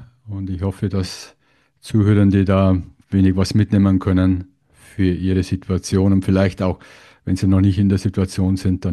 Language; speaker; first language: German; native; German